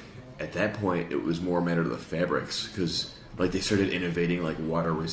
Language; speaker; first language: English; native; English